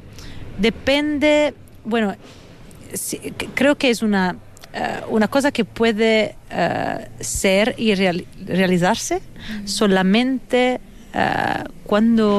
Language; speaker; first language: Spanish; non-native, fluent; Italian